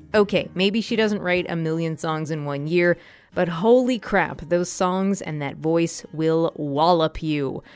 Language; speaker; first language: English; native; English